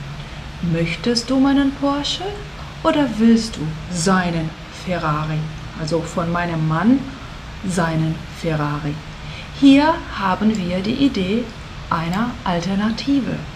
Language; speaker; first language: German; non-native, fluent; Portuguese